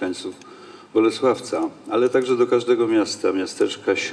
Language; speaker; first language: Polish; native; Polish